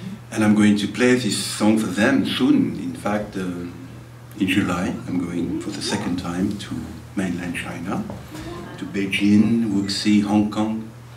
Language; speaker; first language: English; non-native, fluent; French